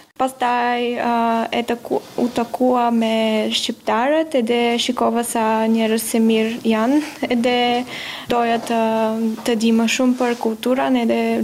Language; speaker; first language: Albanian; non-native, learner; Bulgarian